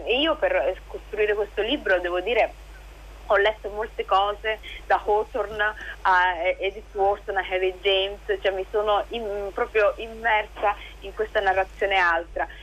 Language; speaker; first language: Italian; native; Italian